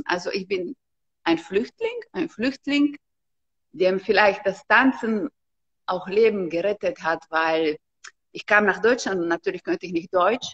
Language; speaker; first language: German; non-native, fluent; Slovak